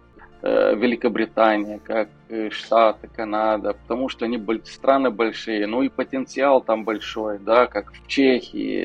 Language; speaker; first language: Russian; non-native, local second language; Romanian